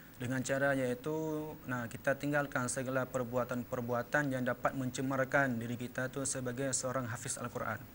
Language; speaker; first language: Malay; non-native, local second language; Achinese